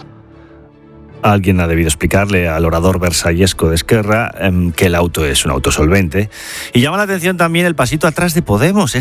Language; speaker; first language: Spanish; native; Spanish